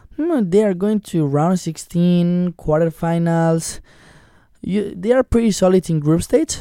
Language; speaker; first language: English; non-native, learner; Spanish